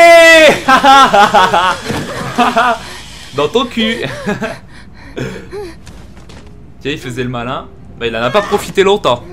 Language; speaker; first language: French; native; French